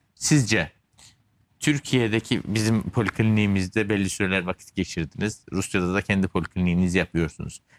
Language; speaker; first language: Turkish; native; Turkish